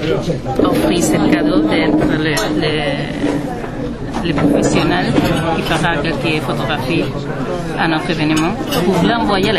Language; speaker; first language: French; non-native, learner; Spanish